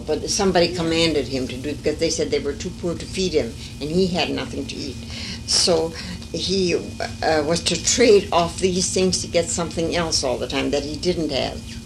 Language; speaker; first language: English; early bilingual, other home language; French